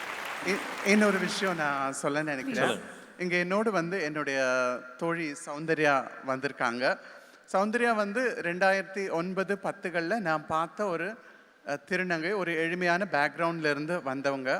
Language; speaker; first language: Tamil; native; Tamil